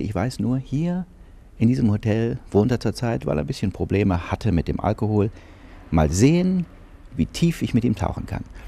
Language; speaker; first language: German; native; German